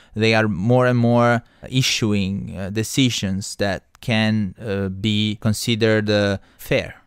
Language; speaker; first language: English; non-native, fluent; Italian